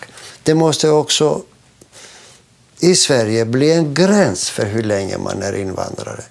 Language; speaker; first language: Swedish; non-native, fluent; Greek